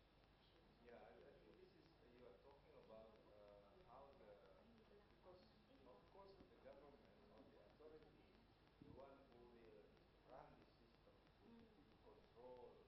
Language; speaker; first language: English; non-native, fluent; Indonesian